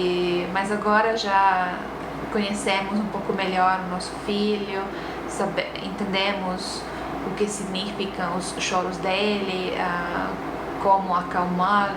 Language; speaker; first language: Portuguese; non-native, fluent; Estonian